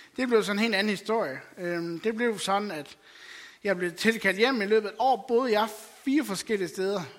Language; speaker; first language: Danish; native; Danish